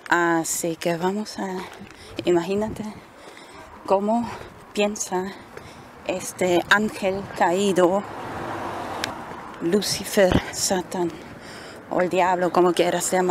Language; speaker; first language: Spanish; non-native, fluent; German